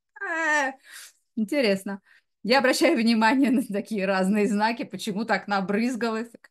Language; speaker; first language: Russian; native; Russian